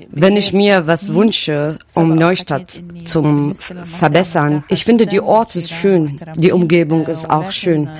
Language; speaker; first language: German; non-native, learner; Arabic